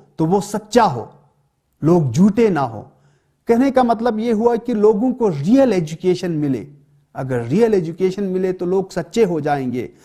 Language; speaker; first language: Hindi; non-native, local second language; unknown